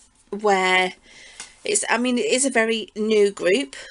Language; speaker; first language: English; native; English